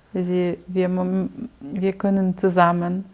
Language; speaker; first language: German; non-native, learner; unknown